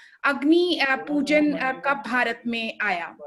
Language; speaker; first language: Hindi; native; Hindi